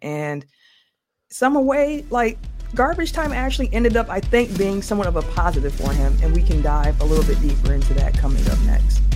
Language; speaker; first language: English; native; English